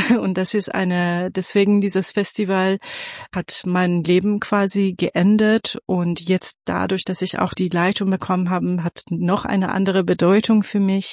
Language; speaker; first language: German; non-native, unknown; Persian